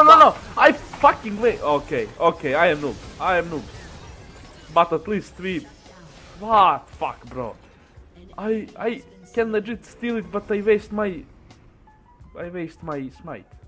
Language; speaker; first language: English; non-native, learner; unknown